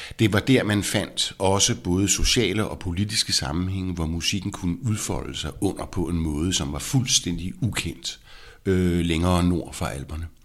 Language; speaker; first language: Danish; native; Danish